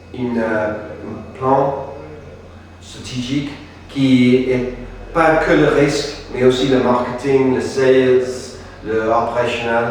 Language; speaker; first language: French; non-native, fluent; English